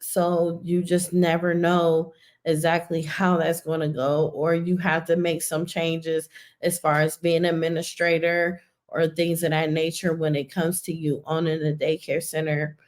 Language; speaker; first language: English; native; English